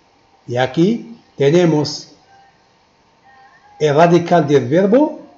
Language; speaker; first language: Spanish; non-native, fluent; Arabic